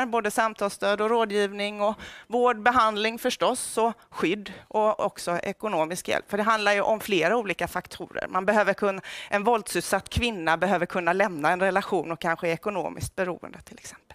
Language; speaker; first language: Swedish; native; Swedish